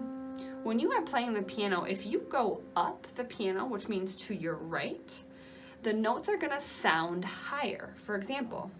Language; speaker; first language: English; native; English